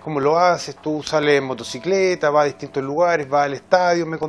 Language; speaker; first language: Spanish; native; Spanish